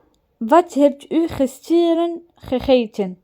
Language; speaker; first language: Dutch; non-native, learner; Arabic